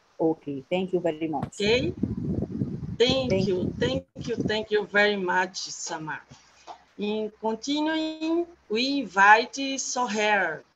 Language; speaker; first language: English; non-native, learner; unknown